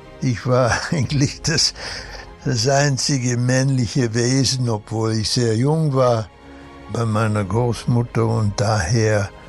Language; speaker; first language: German; early bilingual, heritage; German